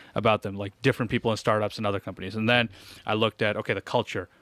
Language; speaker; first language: English; native; English